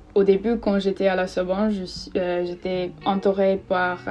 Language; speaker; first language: French; non-native, fluent; English